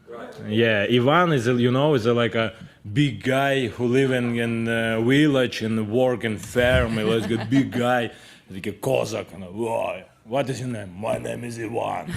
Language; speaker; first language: English; non-native, learner; Ukrainian